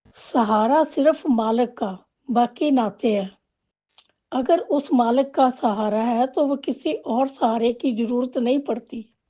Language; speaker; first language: Hindi; non-native, local second language; Punjabi